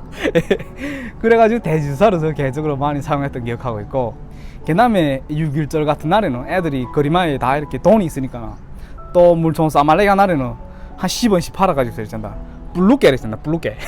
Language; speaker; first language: Korean; early bilingual, heritage; Korean